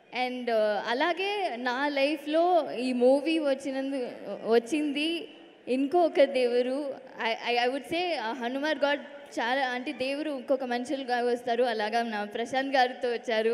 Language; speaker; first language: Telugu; non-native, learner; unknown